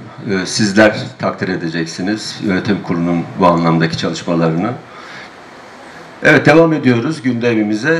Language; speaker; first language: Turkish; native; Turkish